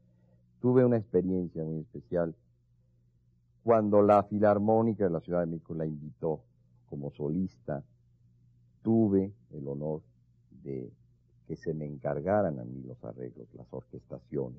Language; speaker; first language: Spanish; native; Spanish